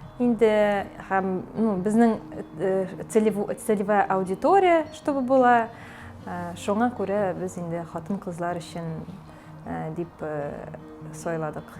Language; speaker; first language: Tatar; non-native, local second language; Russian